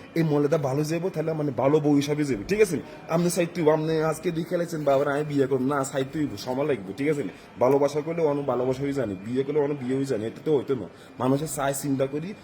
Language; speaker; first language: Bangla; non-native, learner; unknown